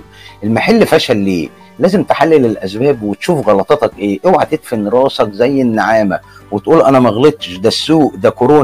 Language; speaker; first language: Arabic; native; Arabic